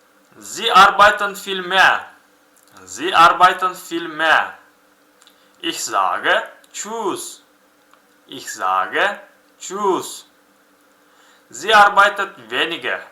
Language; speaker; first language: German; non-native, fluent; Uzbek